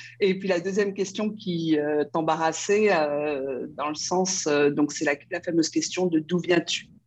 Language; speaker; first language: French; early bilingual, other home language; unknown